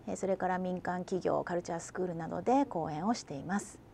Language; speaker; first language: Japanese; native; Japanese